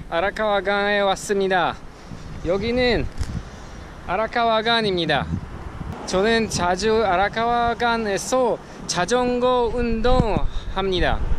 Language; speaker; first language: Korean; non-native, learner; Polish